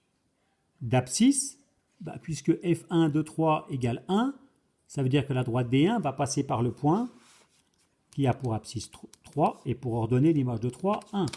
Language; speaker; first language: French; native; French